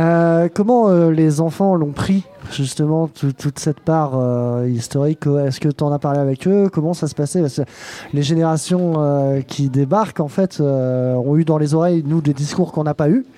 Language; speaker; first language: French; native; French